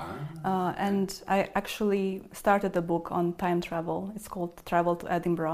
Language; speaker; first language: English; non-native, fluent; Romanian